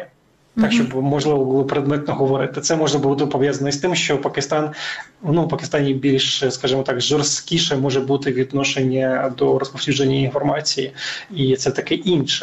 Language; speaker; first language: Ukrainian; native; Ukrainian